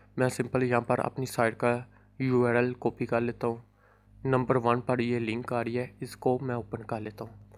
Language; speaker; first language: Urdu; non-native, local second language; Punjabi